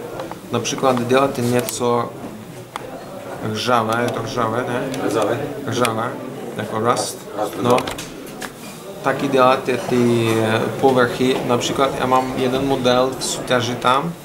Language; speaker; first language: Czech; non-native, learner; Russian